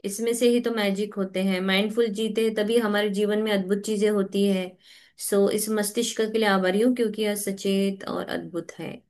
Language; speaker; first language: Hindi; non-native, local second language; Marathi